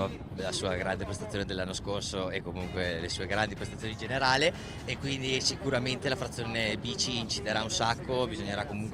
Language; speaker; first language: Italian; native; Italian